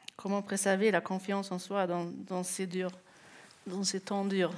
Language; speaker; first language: French; non-native, fluent; Swedish